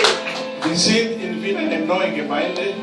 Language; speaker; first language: German; non-native, learner; Romanian